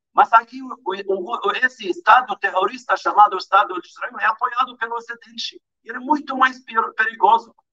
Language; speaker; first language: Portuguese; non-native, fluent; Arabic